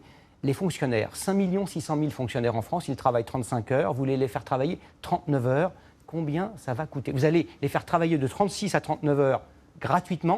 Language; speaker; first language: French; native; French